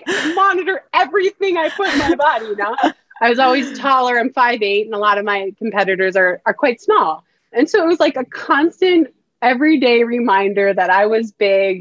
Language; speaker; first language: English; native; English